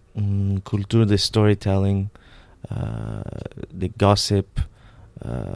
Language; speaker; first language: French; non-native, fluent; Spanish